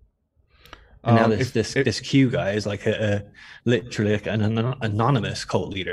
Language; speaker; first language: English; native; English